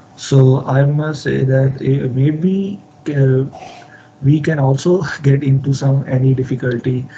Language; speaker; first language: English; non-native, learner; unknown